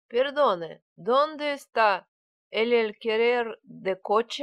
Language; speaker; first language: Spanish; non-native, learner; Russian